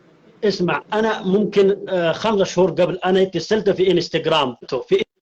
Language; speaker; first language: Arabic; non-native, learner; Pashto